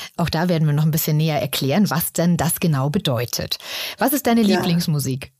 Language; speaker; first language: German; native; German